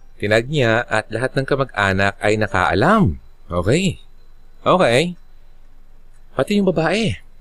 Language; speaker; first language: Filipino; non-native, local second language; Bikol